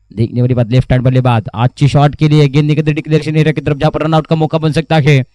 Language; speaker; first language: Hindi; non-native, local second language; Marathi